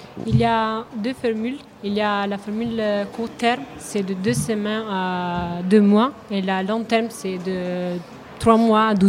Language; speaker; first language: French; non-native, learner; Italian